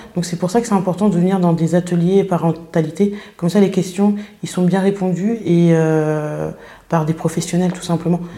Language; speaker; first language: French; native; French